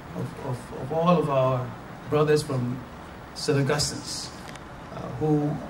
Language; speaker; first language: English; non-native, local second language; Akan